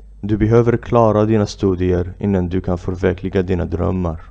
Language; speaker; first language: Swedish; non-native, fluent; Arabic